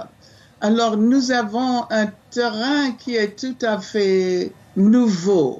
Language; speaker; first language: French; non-native, fluent; English